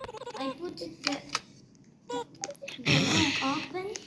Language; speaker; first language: English; non-native, learner; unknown